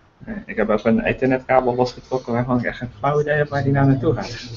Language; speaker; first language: Dutch; native; Dutch